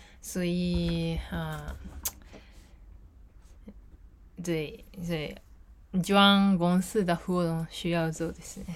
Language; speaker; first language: Chinese; non-native, learner; Japanese